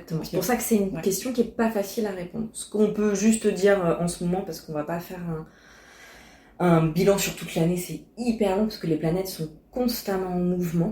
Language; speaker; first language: French; native; French